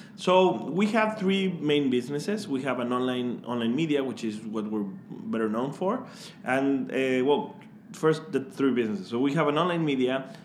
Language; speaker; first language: English; non-native, fluent; Spanish